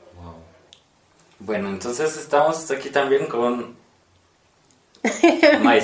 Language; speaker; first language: Spanish; non-native, fluent; Polish